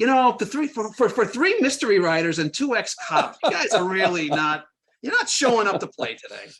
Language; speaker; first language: English; native; English